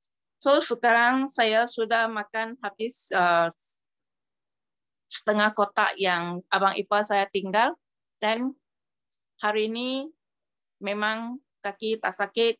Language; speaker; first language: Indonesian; non-native, local second language; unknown